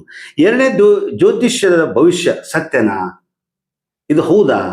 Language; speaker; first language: Kannada; native; Kannada